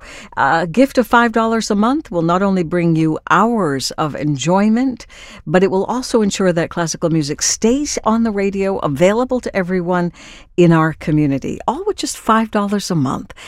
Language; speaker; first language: English; native; English